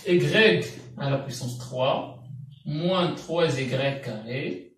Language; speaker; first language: French; non-native, local second language; Arabic